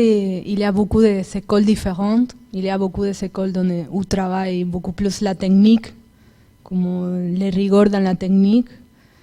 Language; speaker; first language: French; non-native, fluent; Spanish